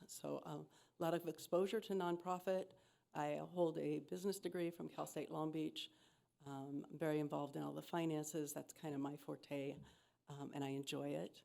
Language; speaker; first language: English; native; English